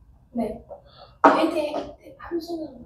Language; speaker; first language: Korean; native; Korean